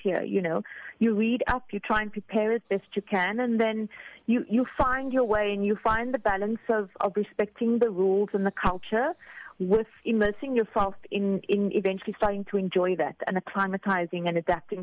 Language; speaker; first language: English; native; English